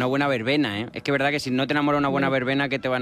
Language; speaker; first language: Spanish; native; Spanish